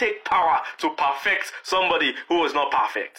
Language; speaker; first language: English; non-native, local second language; Yoruba